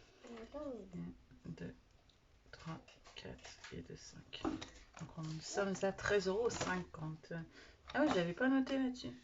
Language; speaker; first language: French; native; French